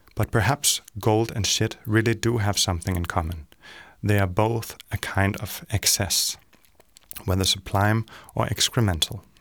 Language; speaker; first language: English; non-native, fluent; Danish